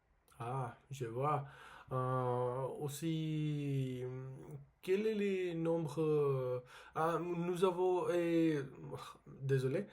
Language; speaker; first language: French; non-native, learner; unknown